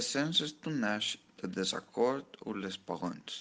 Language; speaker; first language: French; non-native, learner; Spanish